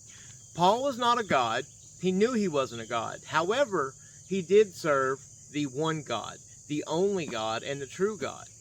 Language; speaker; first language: English; native; English